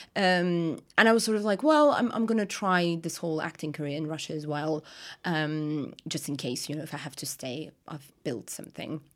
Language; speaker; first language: English; non-native, fluent; Russian